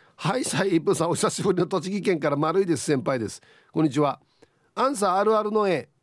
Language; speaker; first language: Japanese; native; Japanese